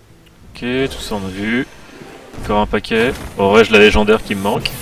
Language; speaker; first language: French; native; French